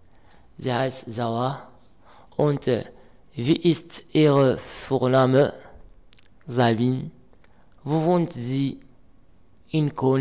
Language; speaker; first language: German; non-native, learner; Arabic